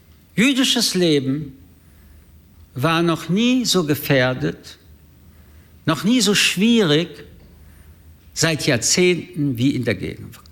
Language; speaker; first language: German; early bilingual, other home language; French